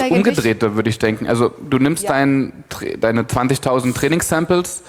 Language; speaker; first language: German; native; German